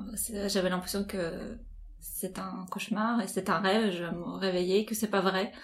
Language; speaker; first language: French; non-native, fluent; Ukrainian